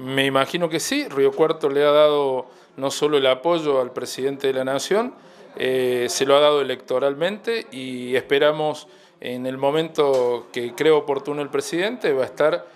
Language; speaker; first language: Spanish; native; Spanish